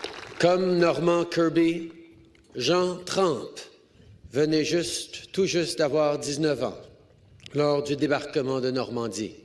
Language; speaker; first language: French; native; French